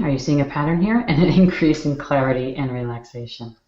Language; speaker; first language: English; native; English